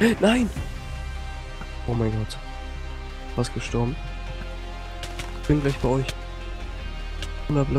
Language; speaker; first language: German; native; German